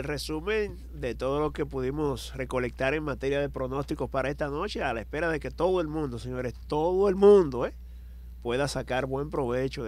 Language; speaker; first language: Spanish; native; Spanish